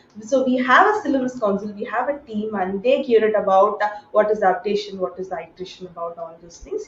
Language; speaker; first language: English; non-native, local second language; Tamil